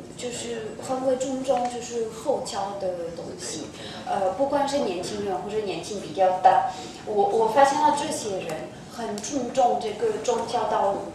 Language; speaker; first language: Chinese; non-native, fluent; French